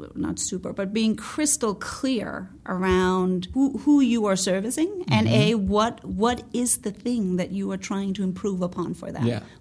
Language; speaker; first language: English; non-native, fluent; Danish